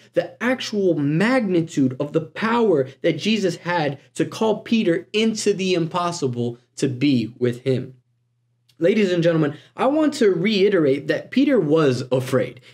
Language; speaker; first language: English; native; English